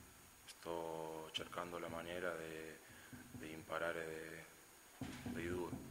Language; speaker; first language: Italian; non-native, fluent; Spanish